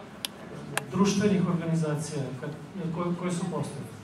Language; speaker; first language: Bosnian; native; Bosnian